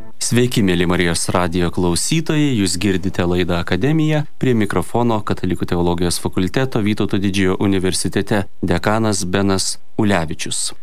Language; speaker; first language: Lithuanian; native; Lithuanian